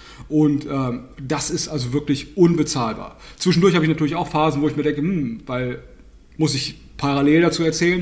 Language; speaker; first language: German; native; German